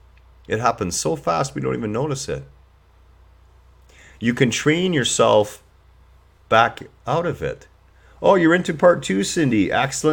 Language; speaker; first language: English; native; English